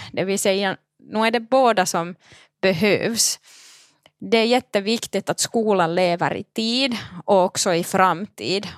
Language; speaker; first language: Swedish; native; Swedish